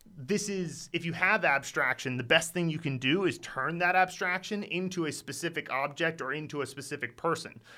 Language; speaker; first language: English; native; English